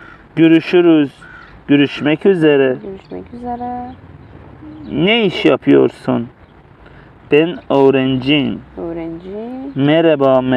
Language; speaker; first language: Turkish; non-native, learner; Persian